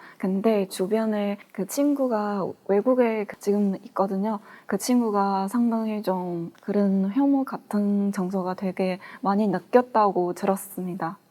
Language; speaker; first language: Korean; non-native, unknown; Chinese